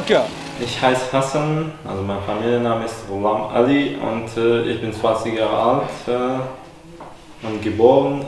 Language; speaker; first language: German; non-native, learner; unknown